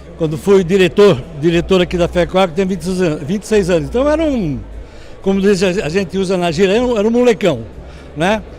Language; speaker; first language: Portuguese; native; Portuguese